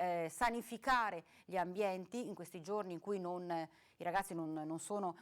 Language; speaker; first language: Italian; native; Italian